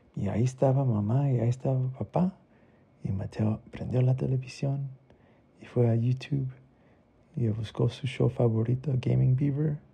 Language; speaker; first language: Spanish; early bilingual, heritage; Spanish